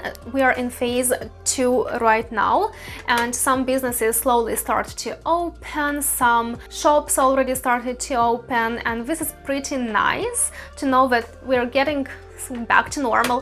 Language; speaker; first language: English; non-native, fluent; Russian